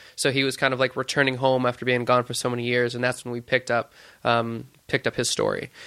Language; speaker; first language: English; native; English